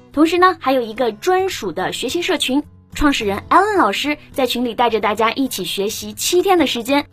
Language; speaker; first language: Chinese; native; Chinese